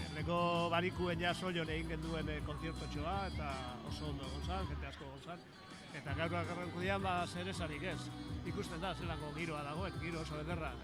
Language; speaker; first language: Basque; native; Basque